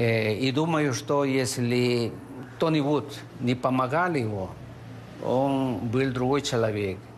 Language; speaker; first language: Russian; non-native, learner; Spanish